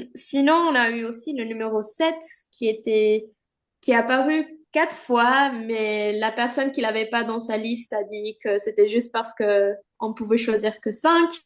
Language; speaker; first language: French; non-native, fluent; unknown